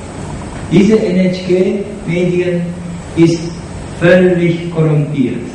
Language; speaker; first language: German; non-native, fluent; Japanese